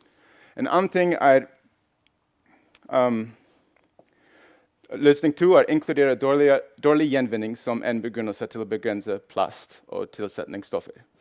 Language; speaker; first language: Norwegian; non-native, fluent; English